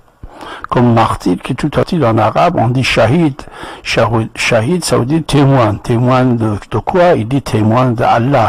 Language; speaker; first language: French; non-native, fluent; Persian